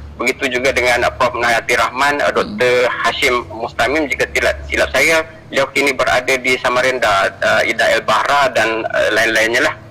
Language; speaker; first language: Malay; native; Malay